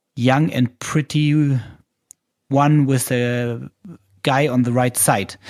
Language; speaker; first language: English; non-native, fluent; German